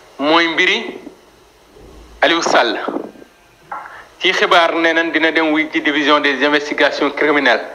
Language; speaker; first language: Wolof; native; Wolof